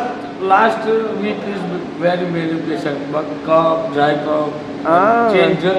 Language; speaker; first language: English; non-native, learner; Gujarati